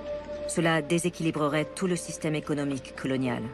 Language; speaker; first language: French; native; French